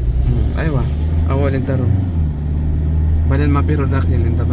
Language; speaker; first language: Arabic; non-native, learner; Filipino